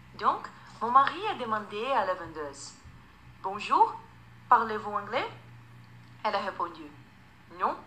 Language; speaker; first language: French; non-native, fluent; Portuguese